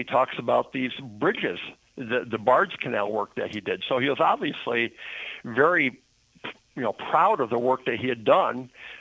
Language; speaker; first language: English; native; English